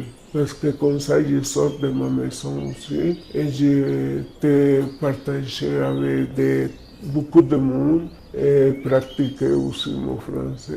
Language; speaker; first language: French; non-native, learner; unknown